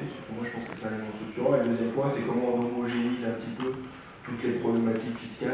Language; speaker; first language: French; native; French